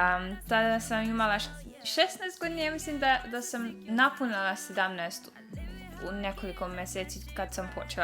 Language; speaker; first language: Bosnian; early bilingual, heritage; Dutch